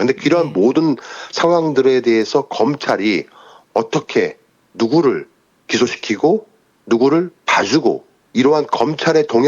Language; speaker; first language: Korean; native; Korean